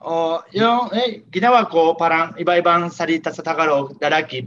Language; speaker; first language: Filipino; non-native, learner; Japanese